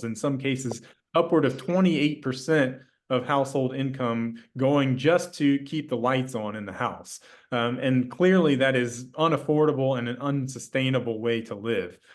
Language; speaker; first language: English; native; English